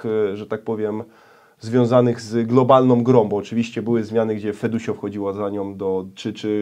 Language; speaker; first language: Polish; native; Polish